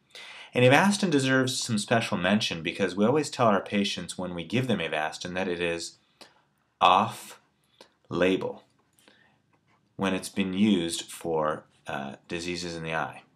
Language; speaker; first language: English; native; English